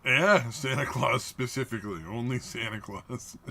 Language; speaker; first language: English; native; English